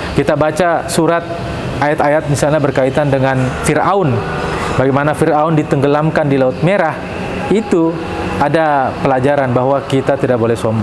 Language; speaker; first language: Indonesian; native; Indonesian